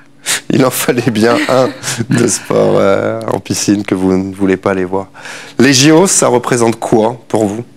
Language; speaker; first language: French; native; French